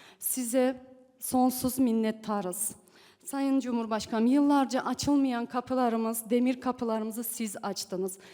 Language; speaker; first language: Turkish; early bilingual, heritage; Turkish